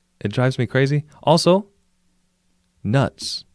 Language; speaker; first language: English; native; English